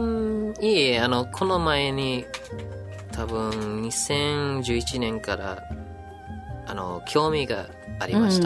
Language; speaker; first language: Japanese; non-native, learner; English